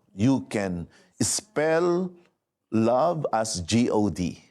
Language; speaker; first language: English; non-native, local second language; Filipino